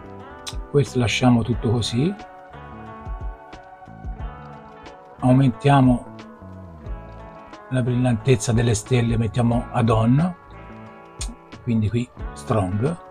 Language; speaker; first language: Italian; native; Italian